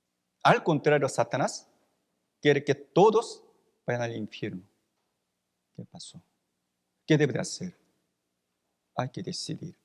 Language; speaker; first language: Spanish; non-native, fluent; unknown